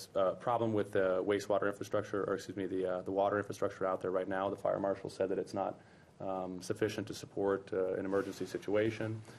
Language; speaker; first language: English; native; English